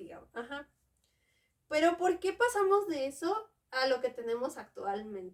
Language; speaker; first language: Spanish; native; Spanish